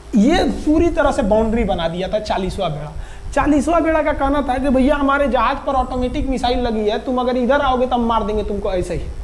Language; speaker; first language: Hindi; native; Hindi